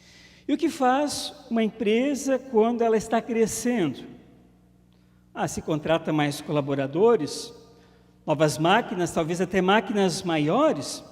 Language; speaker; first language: Portuguese; native; Portuguese